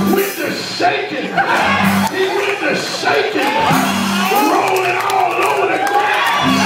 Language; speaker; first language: English; native; English